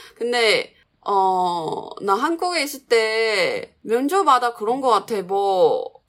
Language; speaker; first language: Korean; non-native, fluent; Chinese